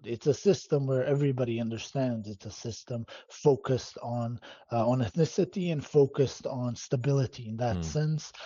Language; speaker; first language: English; non-native, fluent; Bosnian